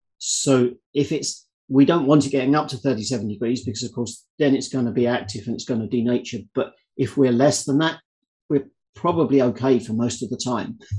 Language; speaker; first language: English; native; English